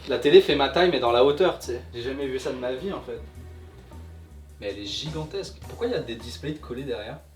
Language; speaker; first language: French; native; French